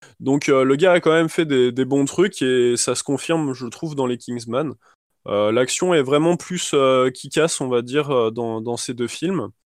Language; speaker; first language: French; native; French